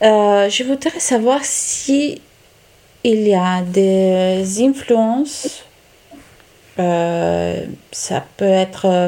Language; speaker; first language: French; non-native, local second language; Italian